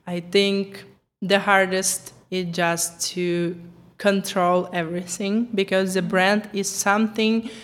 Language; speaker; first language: English; non-native, fluent; Ukrainian